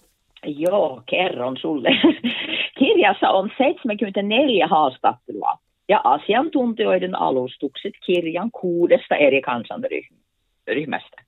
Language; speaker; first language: Finnish; non-native, fluent; Norwegian